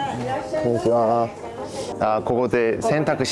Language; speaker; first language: Japanese; non-native, learner; Korean